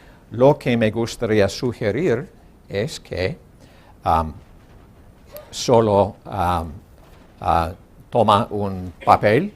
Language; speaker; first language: Spanish; non-native, learner; English